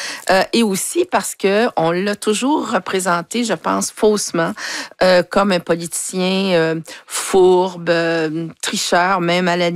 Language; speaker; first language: French; native; French